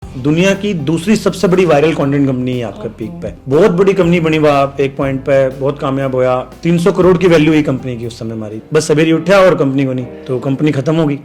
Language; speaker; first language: Hindi; native; Hindi